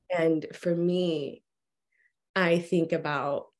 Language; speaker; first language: English; early bilingual, other home language; Spanish